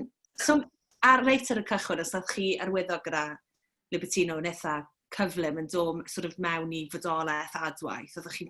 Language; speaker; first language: Welsh; native; Welsh